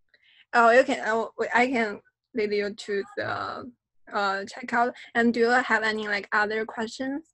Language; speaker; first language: English; non-native, fluent; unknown